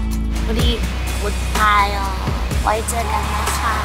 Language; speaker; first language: Korean; non-native, fluent; Thai